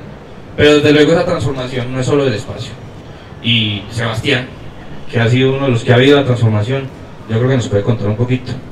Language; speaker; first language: Spanish; native; Spanish